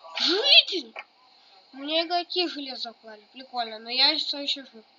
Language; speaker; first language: Russian; native; Russian